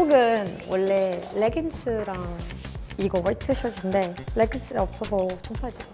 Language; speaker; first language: Korean; non-native, learner; Portuguese